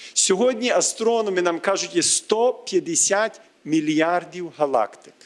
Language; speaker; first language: Ukrainian; early bilingual, heritage; Ukrainian